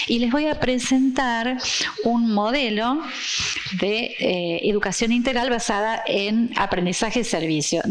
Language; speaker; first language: Spanish; non-native, fluent; Portuguese